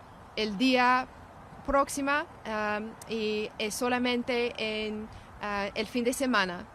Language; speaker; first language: Spanish; non-native, learner; English